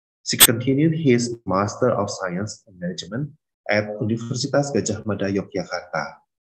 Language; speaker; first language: English; non-native, fluent; Indonesian